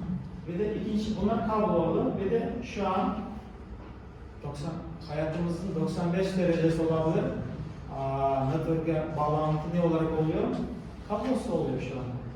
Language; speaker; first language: Turkish; non-native, learner; Kazakh